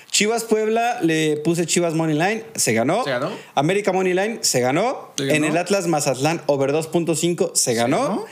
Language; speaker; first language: Spanish; native; Spanish